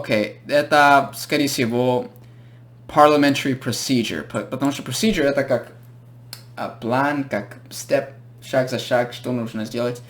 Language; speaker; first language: Russian; non-native, fluent; English